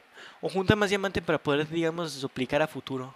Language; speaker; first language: Spanish; native; Spanish